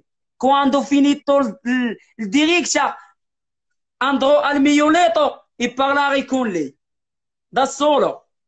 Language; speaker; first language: Italian; non-native, learner; Arabic